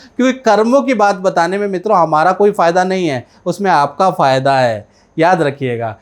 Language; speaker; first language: Hindi; native; Hindi